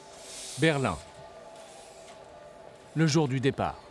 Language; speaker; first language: French; native; French